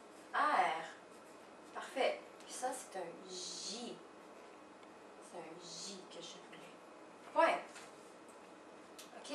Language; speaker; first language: French; native; French